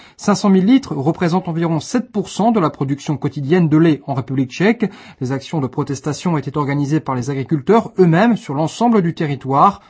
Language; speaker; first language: French; native; French